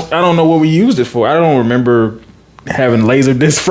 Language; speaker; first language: English; native; English